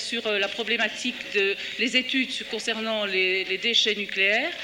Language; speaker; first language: French; native; French